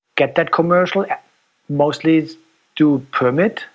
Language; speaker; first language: English; non-native, fluent; German